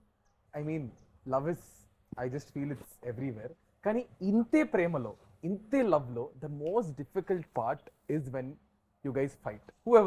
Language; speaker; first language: Telugu; native; Telugu